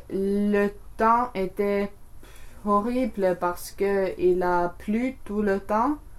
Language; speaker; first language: French; non-native, learner; English